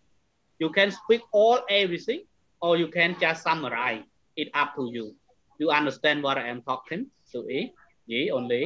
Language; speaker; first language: English; non-native, fluent; Khmer